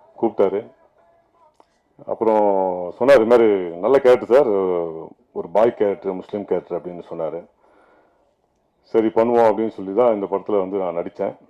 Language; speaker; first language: Tamil; native; Tamil